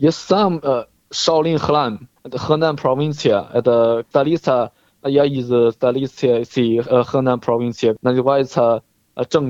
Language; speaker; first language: Russian; non-native, learner; Chinese